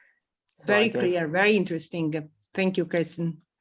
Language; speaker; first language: English; non-native, learner; Italian